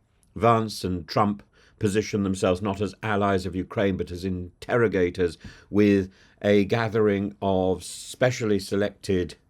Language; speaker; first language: English; native; English